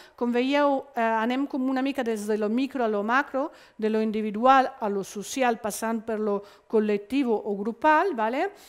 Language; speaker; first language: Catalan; non-native, fluent; Italian